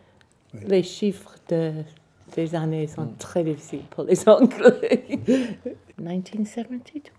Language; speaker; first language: French; non-native, learner; English